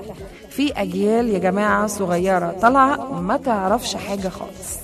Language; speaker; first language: Arabic; native; Arabic